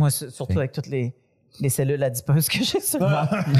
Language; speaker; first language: French; native; French